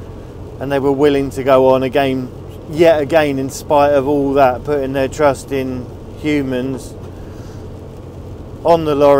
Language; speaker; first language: English; native; English